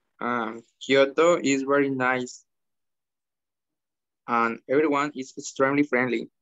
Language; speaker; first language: English; non-native, learner; Spanish